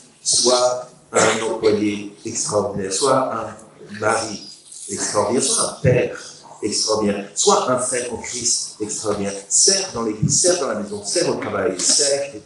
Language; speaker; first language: French; native; French